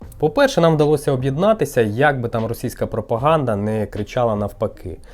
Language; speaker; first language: Ukrainian; non-native, local second language; Russian